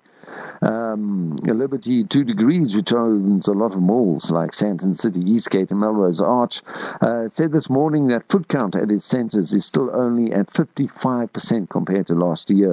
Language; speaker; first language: English; native; English